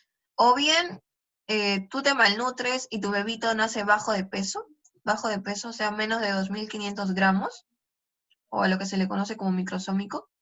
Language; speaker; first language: Spanish; native; Spanish